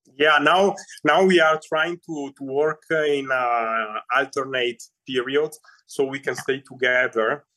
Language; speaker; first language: English; non-native, fluent; Italian